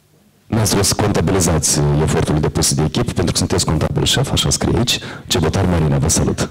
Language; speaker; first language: Romanian; native; Romanian